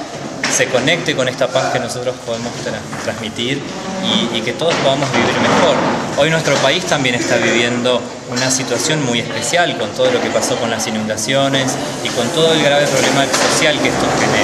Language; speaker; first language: Spanish; native; Spanish